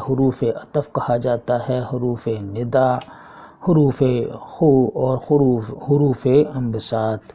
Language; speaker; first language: Urdu; native; Urdu